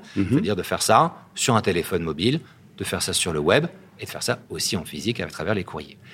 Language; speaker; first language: French; native; French